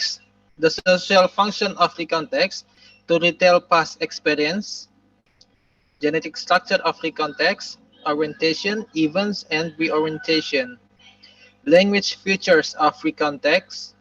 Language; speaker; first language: English; non-native, learner; Indonesian